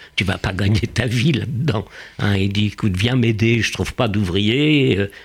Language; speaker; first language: French; early bilingual, other home language; Yiddish